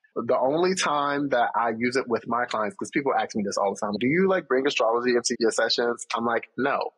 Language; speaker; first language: English; native; English